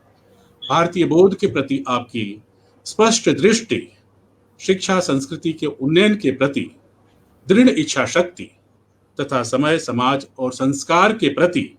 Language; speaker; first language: Hindi; native; Hindi